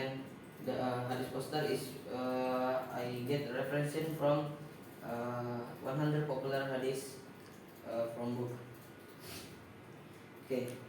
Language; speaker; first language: English; non-native, learner; Indonesian